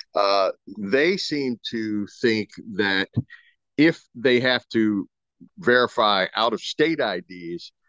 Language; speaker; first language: English; native; English